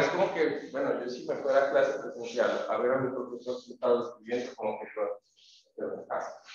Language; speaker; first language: Spanish; native; Spanish